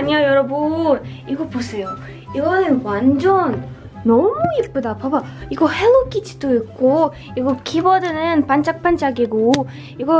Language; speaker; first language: Korean; non-native, learner; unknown